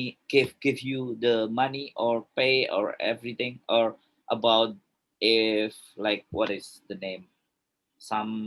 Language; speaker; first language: English; non-native, learner; Indonesian